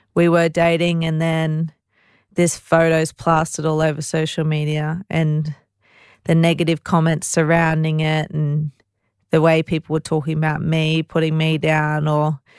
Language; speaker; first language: English; native; English